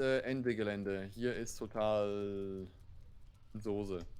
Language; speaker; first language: German; native; German